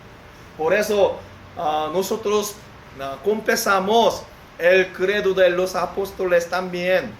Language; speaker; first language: Spanish; non-native, learner; Korean